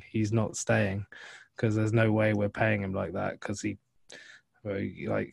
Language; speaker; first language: English; native; English